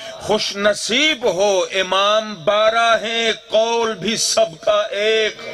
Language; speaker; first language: Urdu; non-native, local second language; Sindhi